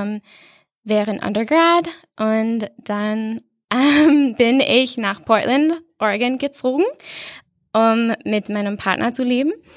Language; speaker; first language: German; non-native, fluent; English